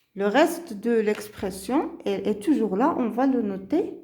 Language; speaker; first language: French; non-native, local second language; Arabic